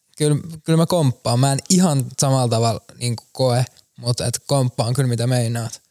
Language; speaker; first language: Finnish; native; Finnish